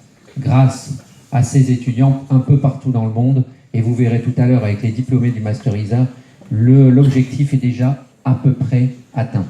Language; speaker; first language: French; native; French